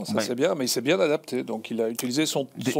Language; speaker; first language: French; native; French